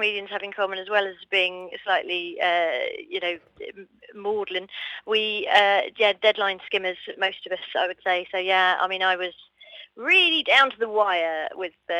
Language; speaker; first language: English; native; English